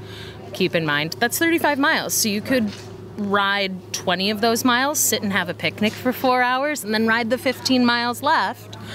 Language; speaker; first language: English; native; English